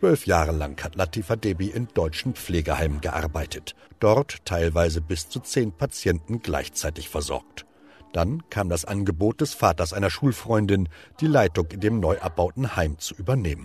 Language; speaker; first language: German; native; German